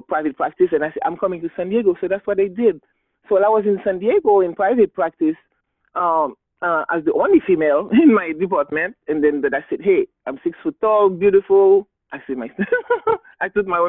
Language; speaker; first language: English; non-native, fluent; Haitian Creole